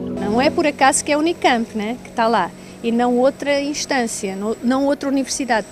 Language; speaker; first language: Portuguese; native; Portuguese